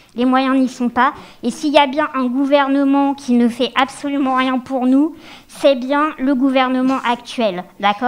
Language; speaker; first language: French; native; French